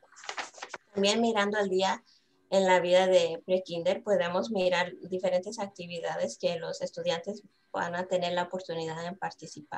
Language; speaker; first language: Spanish; early bilingual, heritage; Spanish